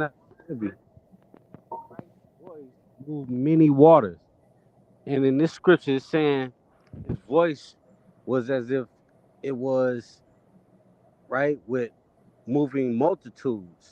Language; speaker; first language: English; native; English